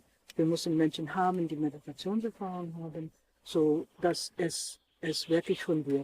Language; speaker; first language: German; non-native, fluent; English